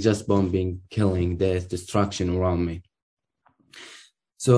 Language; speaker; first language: English; non-native, learner; Arabic